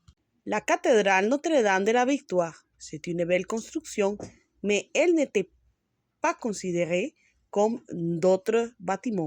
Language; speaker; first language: French; non-native, learner; Spanish